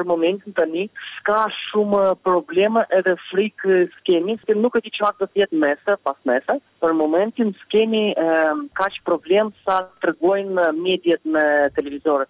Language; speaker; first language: Albanian; early bilingual, heritage; Albanian